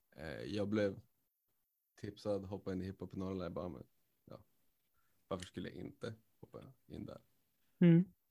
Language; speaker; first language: Swedish; native; Swedish